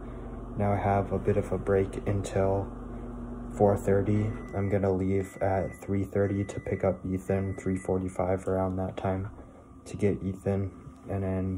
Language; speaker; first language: English; native; English